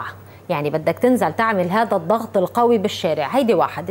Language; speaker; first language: Arabic; native; Arabic